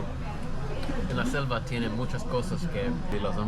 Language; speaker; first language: Spanish; non-native, learner; English